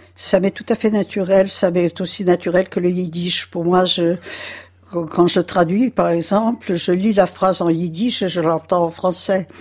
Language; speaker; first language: French; early bilingual, other home language; Yiddish